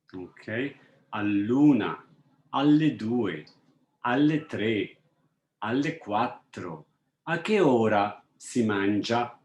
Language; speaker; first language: Italian; non-native, fluent; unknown